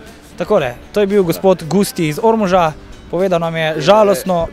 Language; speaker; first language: Slovenian; native; Slovenian